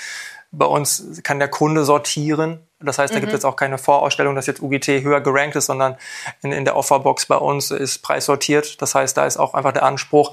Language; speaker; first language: German; native; German